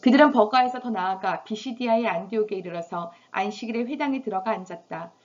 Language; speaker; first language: Korean; native; Korean